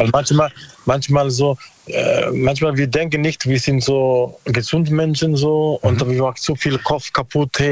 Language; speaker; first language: German; non-native, learner; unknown